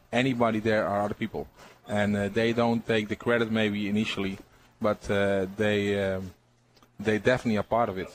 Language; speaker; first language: English; non-native, fluent; Dutch